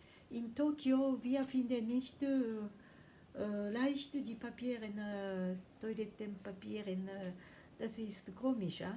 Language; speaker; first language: German; non-native, learner; Japanese